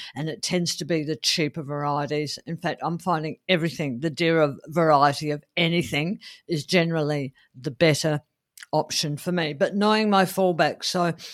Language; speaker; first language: English; native; English